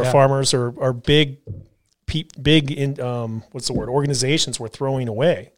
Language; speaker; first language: English; native; English